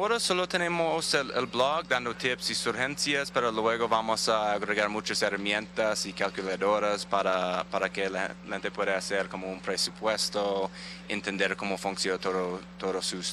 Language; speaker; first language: Spanish; non-native, fluent; English